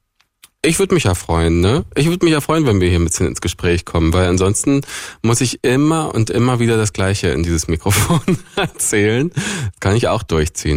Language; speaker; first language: German; native; German